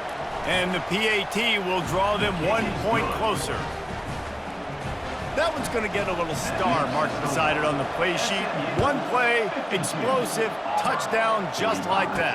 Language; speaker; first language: English; native; English